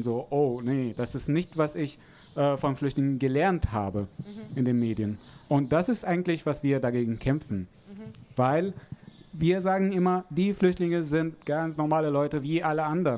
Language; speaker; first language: German; non-native, fluent; Arabic